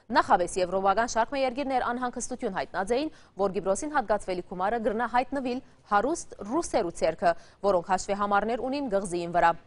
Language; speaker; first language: Armenian; early bilingual, heritage; Armenian